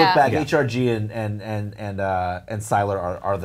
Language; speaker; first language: English; native; English